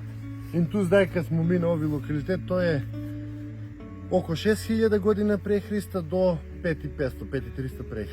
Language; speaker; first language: Slovenian; non-native, learner; Macedonian